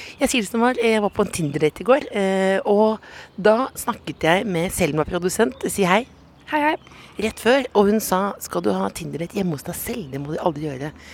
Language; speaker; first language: Norwegian; native; Norwegian